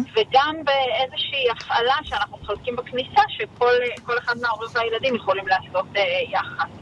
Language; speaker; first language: Hebrew; native; Hebrew